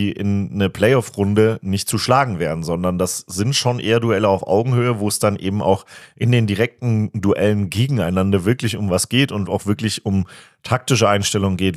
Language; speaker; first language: German; native; German